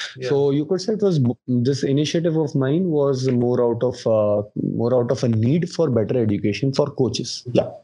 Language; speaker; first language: English; non-native, local second language; Hindi